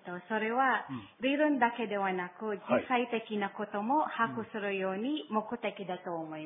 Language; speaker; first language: Japanese; non-native, learner; Filipino